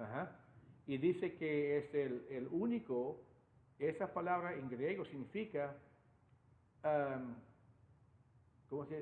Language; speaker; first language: Spanish; non-native, fluent; English